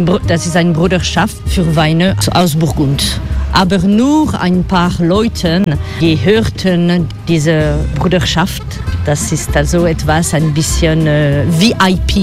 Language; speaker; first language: German; non-native, fluent; French